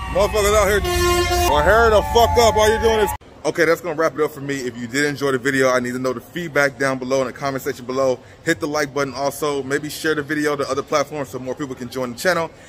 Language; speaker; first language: English; native; English